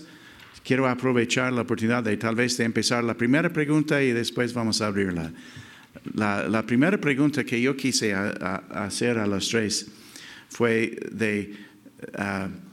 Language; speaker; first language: Spanish; non-native, fluent; English